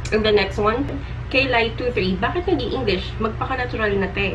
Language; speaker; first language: English; non-native, local second language; Filipino